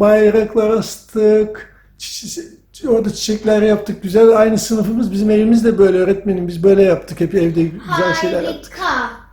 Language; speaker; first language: Turkish; early bilingual, heritage; Turkish